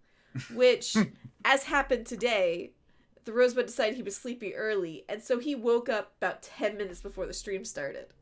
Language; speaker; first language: English; native; English